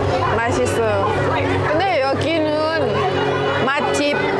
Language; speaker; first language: Korean; non-native, learner; Thai